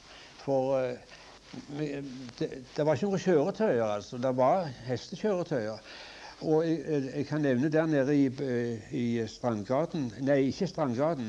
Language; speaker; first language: Norwegian; native; Norwegian